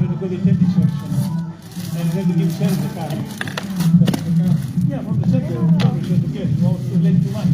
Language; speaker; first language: English; non-native, learner; Indonesian